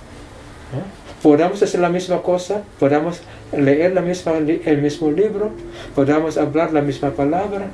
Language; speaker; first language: Spanish; non-native, fluent; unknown